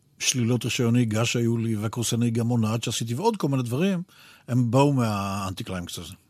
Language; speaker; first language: Hebrew; native; Hebrew